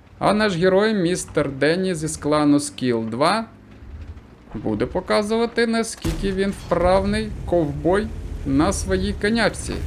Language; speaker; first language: Ukrainian; non-native, local second language; Russian